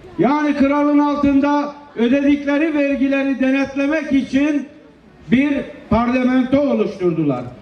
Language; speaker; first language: Turkish; native; Turkish